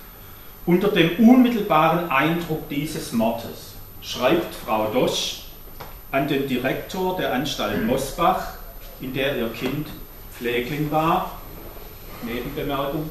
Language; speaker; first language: German; native; German